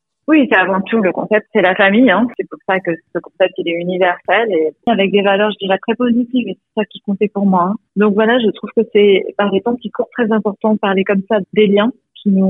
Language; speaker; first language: French; native; French